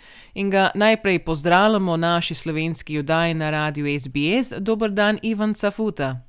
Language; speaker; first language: Slovenian; native; Slovenian